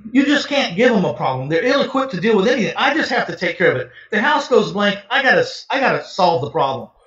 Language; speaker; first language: English; native; English